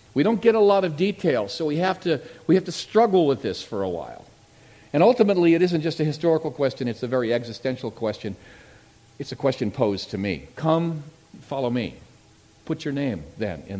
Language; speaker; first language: English; native; English